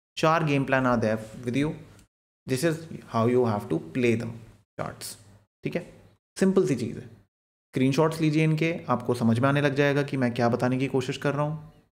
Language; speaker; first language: Hindi; native; Hindi